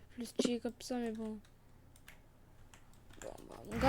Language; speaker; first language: French; native; French